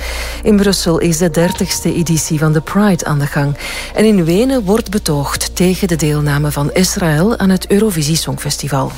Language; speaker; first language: Dutch; native; Dutch